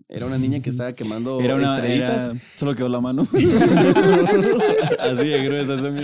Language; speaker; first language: Spanish; native; Spanish